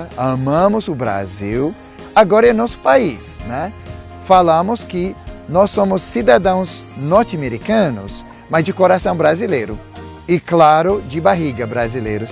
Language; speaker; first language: Portuguese; non-native, fluent; English